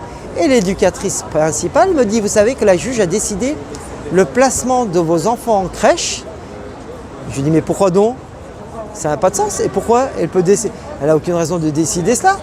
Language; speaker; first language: French; native; French